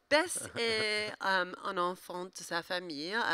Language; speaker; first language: French; non-native, learner; English